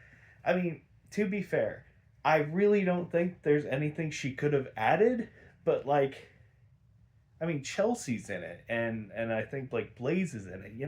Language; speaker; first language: English; native; English